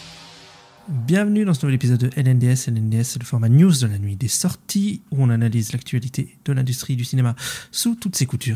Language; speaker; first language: French; native; French